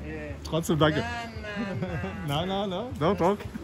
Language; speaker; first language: German; native; German